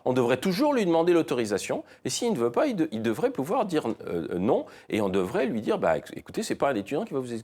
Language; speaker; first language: French; native; French